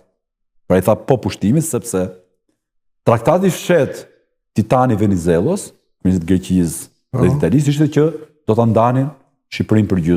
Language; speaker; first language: Albanian; native; Albanian